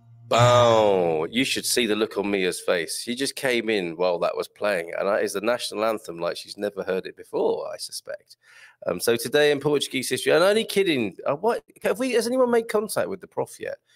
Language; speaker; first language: English; native; English